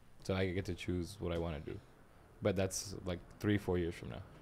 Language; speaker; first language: English; early bilingual, other home language; Spanish